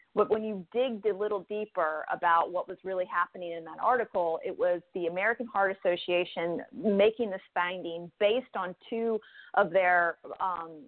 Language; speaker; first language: English; native; English